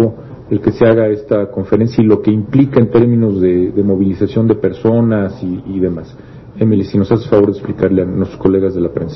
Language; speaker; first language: Spanish; native; Spanish